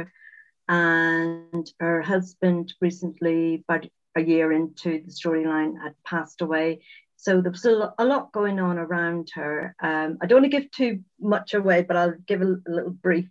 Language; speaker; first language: English; native; English